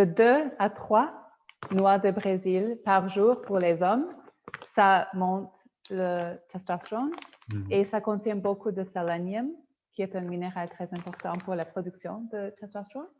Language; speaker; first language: French; non-native, fluent; Polish